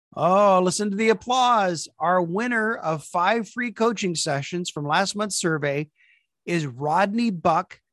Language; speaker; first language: English; native; English